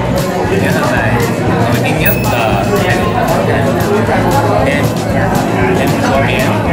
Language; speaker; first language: Vietnamese; non-native, learner; Japanese